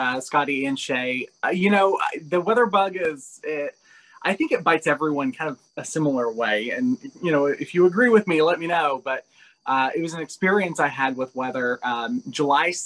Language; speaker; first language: English; native; English